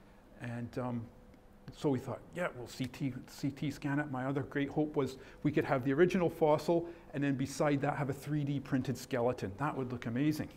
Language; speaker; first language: English; native; English